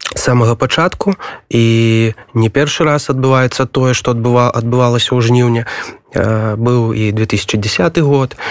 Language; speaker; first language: Belarusian; non-native, local second language; Russian